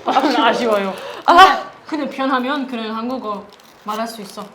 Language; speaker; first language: Korean; non-native, learner; German